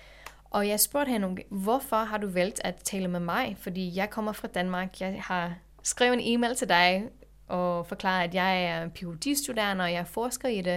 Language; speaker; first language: Danish; non-native, fluent; English